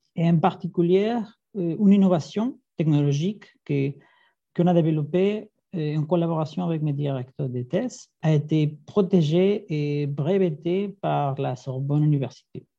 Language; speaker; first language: French; non-native, fluent; Spanish